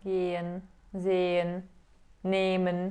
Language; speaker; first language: German; non-native, fluent; Czech